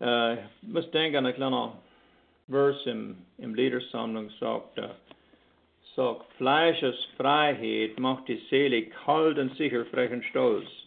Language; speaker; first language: German; early bilingual, heritage; Pennsylvania German